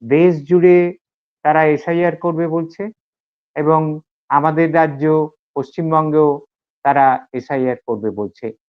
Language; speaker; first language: Bangla; native; Bangla